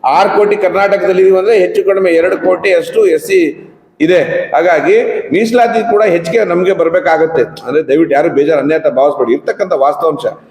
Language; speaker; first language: Kannada; native; Kannada